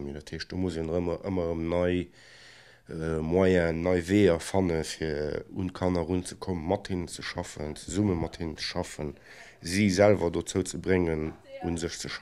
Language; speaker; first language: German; non-native, local second language; Luxembourgish